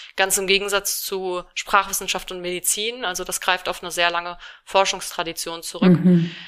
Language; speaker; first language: German; native; German